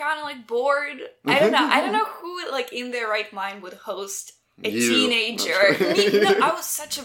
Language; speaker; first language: English; non-native, fluent; Russian